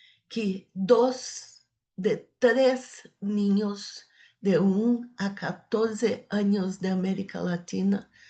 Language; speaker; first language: Spanish; non-native, fluent; Portuguese